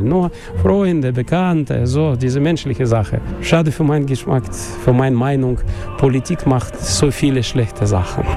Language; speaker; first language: German; non-native, learner; Russian